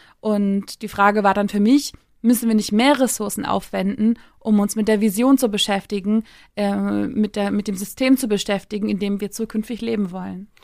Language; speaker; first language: German; early bilingual, other home language; Turkish